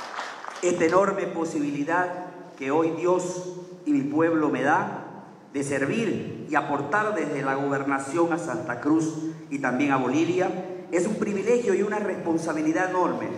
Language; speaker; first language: Spanish; native; Spanish